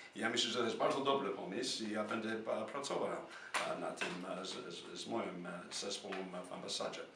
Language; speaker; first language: Polish; non-native, fluent; English